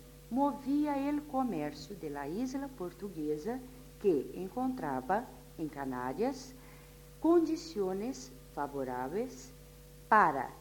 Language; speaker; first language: Spanish; non-native, fluent; Portuguese